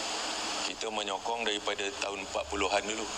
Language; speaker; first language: Malay; native; Malay